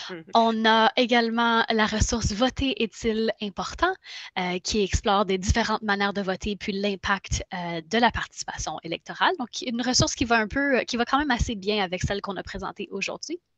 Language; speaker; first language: French; native; French